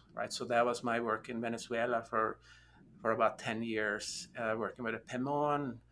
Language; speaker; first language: English; non-native, fluent; Norwegian